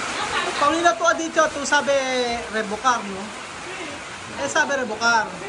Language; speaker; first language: Spanish; non-native, learner; Filipino